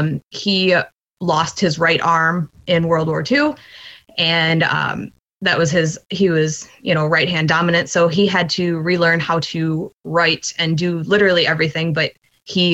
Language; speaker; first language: English; native; English